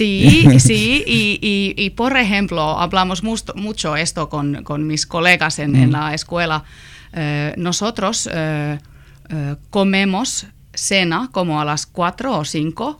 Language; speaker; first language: Spanish; non-native, learner; Finnish